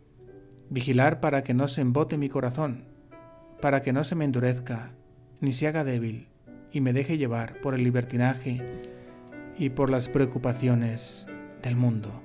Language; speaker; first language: Spanish; native; Spanish